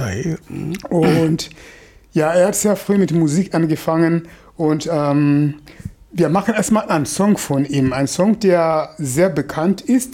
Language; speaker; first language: German; non-native, fluent; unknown